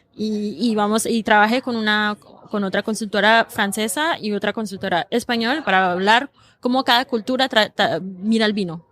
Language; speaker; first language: Spanish; early bilingual, heritage; Spanish